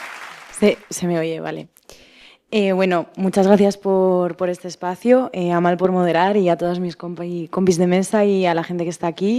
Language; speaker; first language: Spanish; native; Spanish